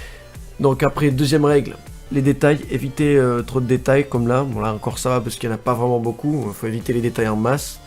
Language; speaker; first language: French; native; French